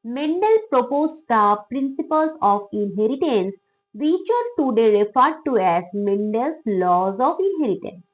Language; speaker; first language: English; non-native, local second language; Bangla